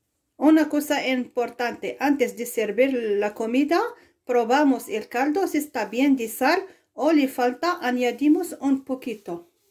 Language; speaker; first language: Spanish; non-native, fluent; Arabic